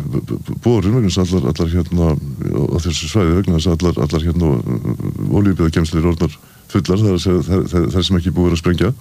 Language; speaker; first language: Icelandic; native; Icelandic